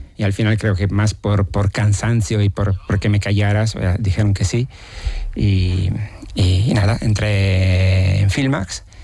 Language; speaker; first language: Spanish; non-native, fluent; Italian